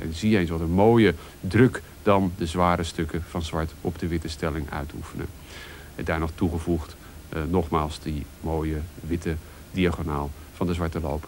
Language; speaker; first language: Dutch; native; Dutch